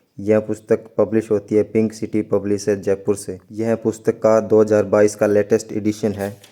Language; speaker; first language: Hindi; native; Hindi